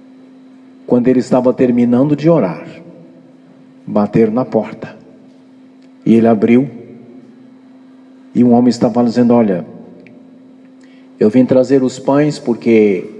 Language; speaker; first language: Portuguese; native; Portuguese